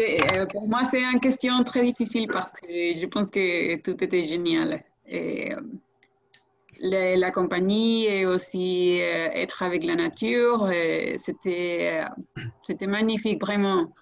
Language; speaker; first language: French; non-native, fluent; Spanish